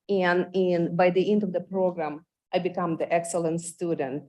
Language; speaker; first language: English; non-native, fluent; Ukrainian